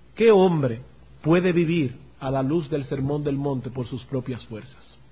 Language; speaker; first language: Spanish; native; Spanish